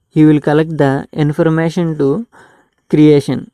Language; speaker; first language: English; non-native, local second language; Telugu